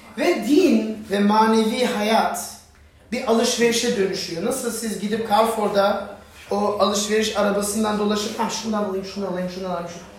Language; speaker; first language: Turkish; non-native, fluent; German